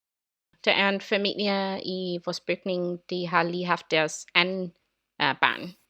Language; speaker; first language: Danish; non-native, learner; English